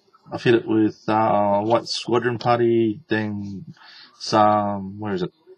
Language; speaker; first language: English; native; English